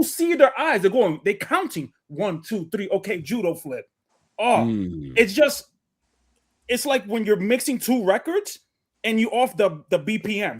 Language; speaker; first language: English; native; English